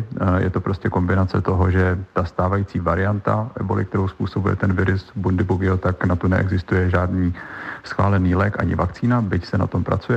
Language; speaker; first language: Czech; native; Czech